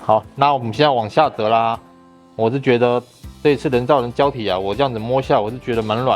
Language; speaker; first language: Chinese; native; Chinese